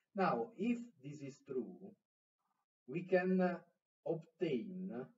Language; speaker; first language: English; non-native, fluent; Italian